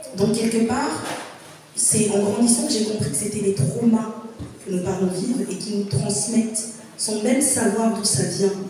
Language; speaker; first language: French; native; French